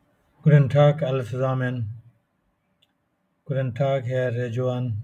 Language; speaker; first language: German; non-native, fluent; Bangla